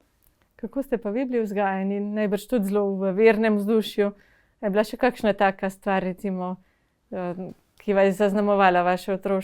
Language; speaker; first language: Slovenian; native; Slovenian